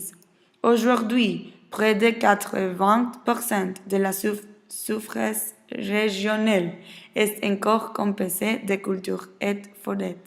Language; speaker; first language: French; non-native, learner; Spanish